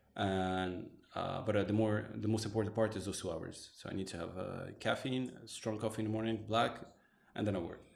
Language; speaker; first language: English; non-native, fluent; Arabic